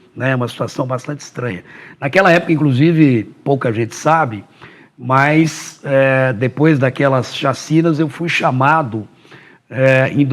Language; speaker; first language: Portuguese; native; Portuguese